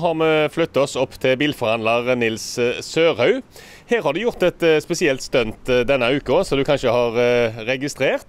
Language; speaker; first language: Norwegian; native; Norwegian